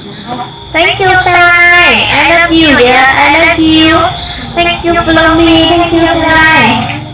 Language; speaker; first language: English; non-native, learner; Vietnamese